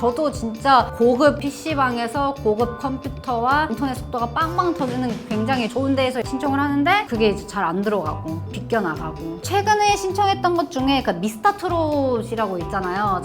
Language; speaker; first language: Korean; non-native, fluent; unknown